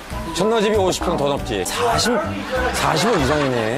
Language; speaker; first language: Korean; native; Korean